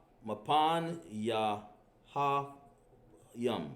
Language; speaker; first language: English; native; English